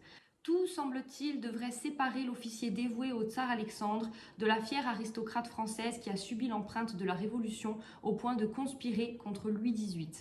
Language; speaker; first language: French; native; French